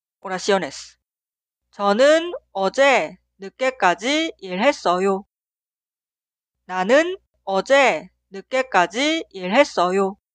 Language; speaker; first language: Korean; non-native, fluent; Spanish